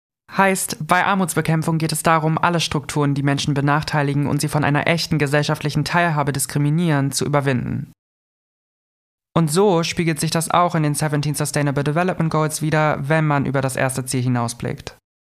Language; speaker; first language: German; native; German